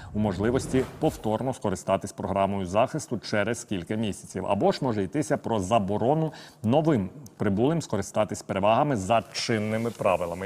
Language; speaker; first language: Ukrainian; native; Ukrainian